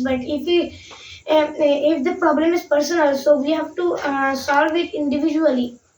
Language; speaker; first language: English; non-native, learner; Bangla